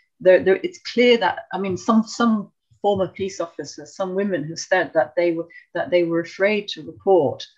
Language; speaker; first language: English; native; English